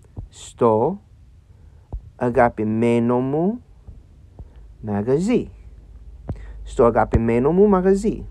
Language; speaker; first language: Greek; non-native, learner; English